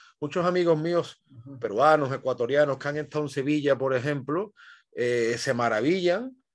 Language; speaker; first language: Spanish; native; Spanish